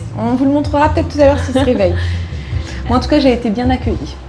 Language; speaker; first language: French; native; French